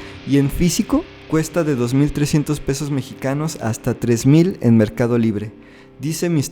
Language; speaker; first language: Spanish; native; Spanish